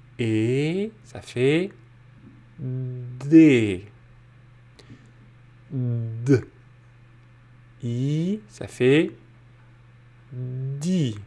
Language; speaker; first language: French; native; French